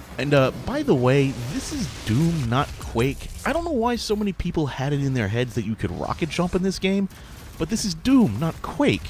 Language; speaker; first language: English; native; English